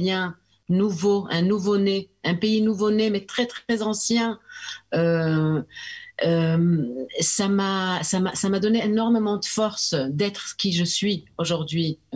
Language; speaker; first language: French; early bilingual, heritage; French